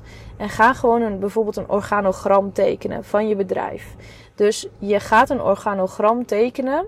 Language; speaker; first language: Dutch; native; Dutch